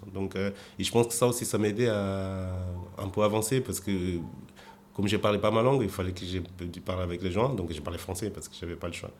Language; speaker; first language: French; non-native, fluent; Portuguese